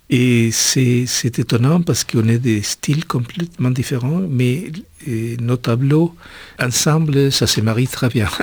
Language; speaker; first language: French; non-native, fluent; Spanish